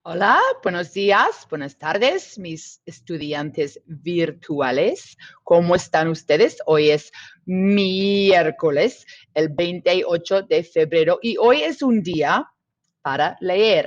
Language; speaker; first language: Spanish; non-native, fluent; English